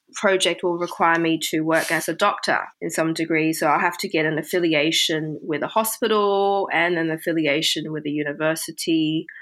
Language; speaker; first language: English; early bilingual, other home language; Chinese